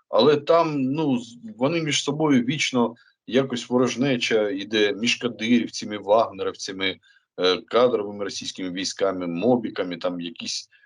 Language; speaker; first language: Ukrainian; native; Ukrainian